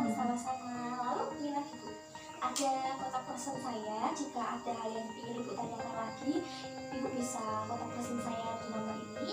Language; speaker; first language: Indonesian; native; Indonesian